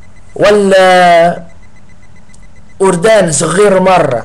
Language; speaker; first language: Arabic; non-native, learner; English